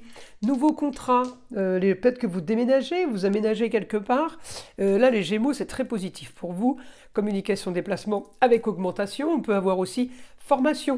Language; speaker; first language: French; native; French